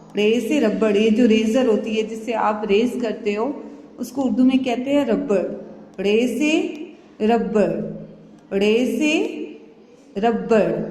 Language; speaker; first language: Urdu; native; Urdu